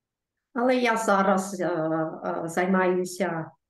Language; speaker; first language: Ukrainian; early bilingual, heritage; Ukrainian